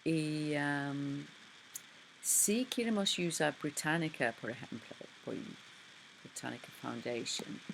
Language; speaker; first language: Spanish; non-native, learner; English